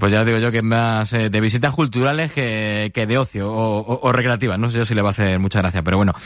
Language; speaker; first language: Spanish; native; Spanish